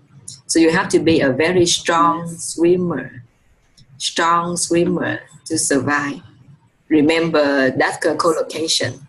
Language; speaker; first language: English; non-native, fluent; Vietnamese